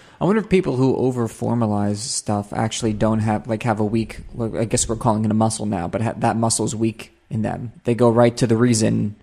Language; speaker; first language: English; native; English